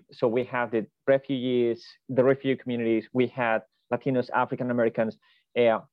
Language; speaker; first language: English; non-native, fluent; Spanish